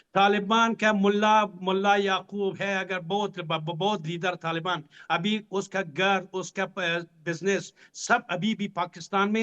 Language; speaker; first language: Hindi; non-native, fluent; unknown